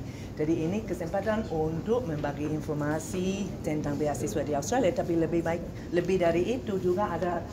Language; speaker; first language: Indonesian; non-native, fluent; English